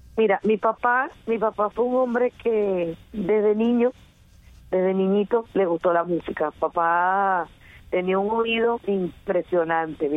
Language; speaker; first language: Spanish; native; Spanish